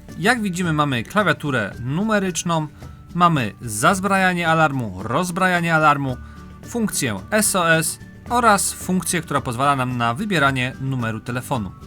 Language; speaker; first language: Polish; native; Polish